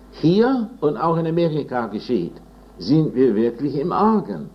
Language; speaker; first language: German; non-native, fluent; English